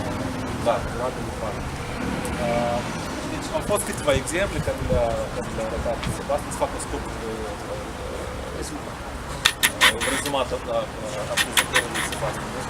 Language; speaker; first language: Romanian; native; Romanian